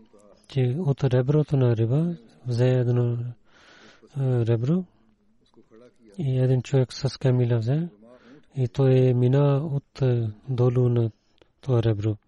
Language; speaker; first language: Bulgarian; non-native, learner; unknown